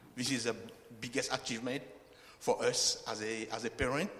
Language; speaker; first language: English; non-native, fluent; Chinese